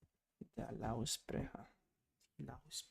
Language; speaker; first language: German; non-native, learner; Spanish